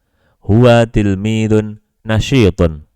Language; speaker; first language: Arabic; non-native, fluent; Indonesian